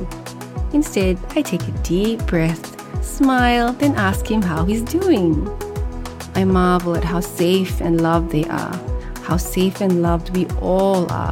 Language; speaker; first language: English; non-native, local second language; Malay